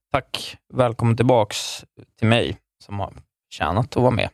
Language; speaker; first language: Swedish; native; Swedish